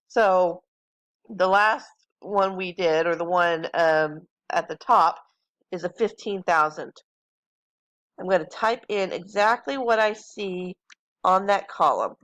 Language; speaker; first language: English; native; English